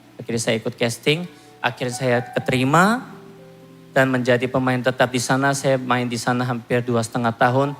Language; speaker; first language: Indonesian; non-native, fluent; Korean